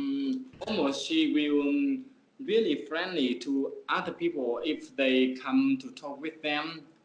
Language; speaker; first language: English; non-native, learner; Vietnamese